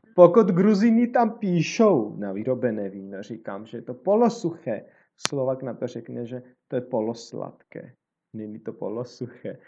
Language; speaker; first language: Czech; non-native, fluent; Georgian